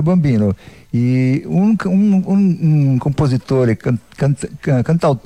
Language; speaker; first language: Italian; non-native, learner; Portuguese